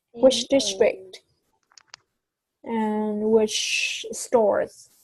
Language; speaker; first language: English; non-native, fluent; Vietnamese